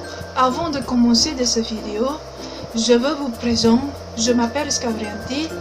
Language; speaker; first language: French; non-native, learner; Indonesian